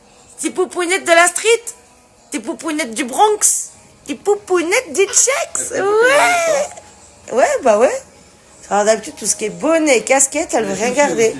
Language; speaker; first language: French; native; French